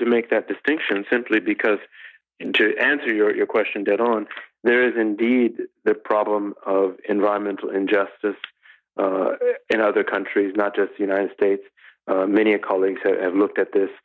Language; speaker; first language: English; native; English